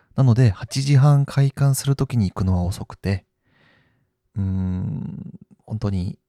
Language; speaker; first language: Japanese; non-native, fluent; Korean